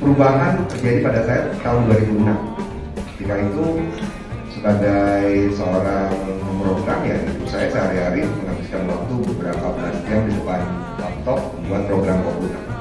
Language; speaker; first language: Indonesian; non-native, local second language; Minangkabau